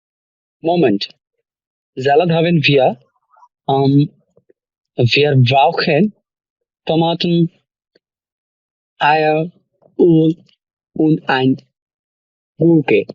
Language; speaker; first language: German; non-native, learner; Bangla